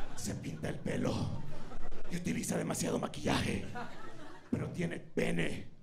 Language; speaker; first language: Spanish; native; Spanish